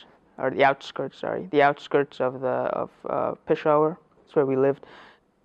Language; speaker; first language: English; early bilingual, other home language; Persian